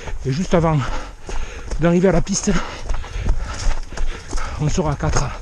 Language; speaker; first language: French; native; French